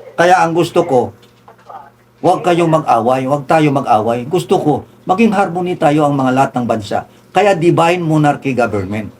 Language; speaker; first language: Filipino; non-native, local second language; Tausug